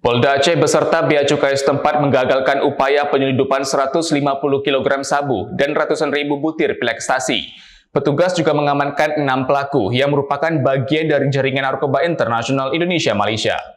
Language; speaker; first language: Indonesian; native; Indonesian